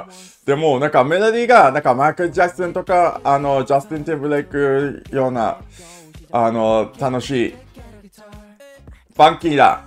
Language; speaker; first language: Japanese; non-native, learner; English